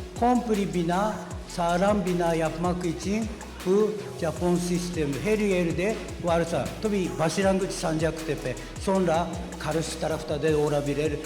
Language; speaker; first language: Turkish; non-native, learner; Japanese